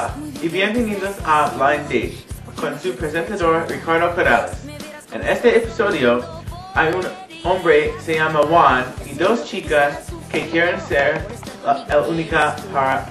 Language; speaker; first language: Spanish; non-native, learner; English